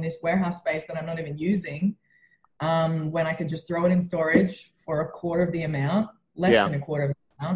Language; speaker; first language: English; native; English